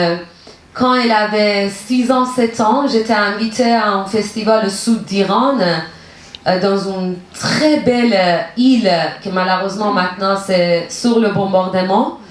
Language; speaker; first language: French; non-native, learner; Persian